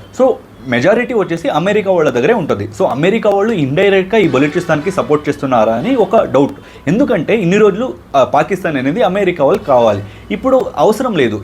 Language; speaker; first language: Telugu; non-native, local second language; Kannada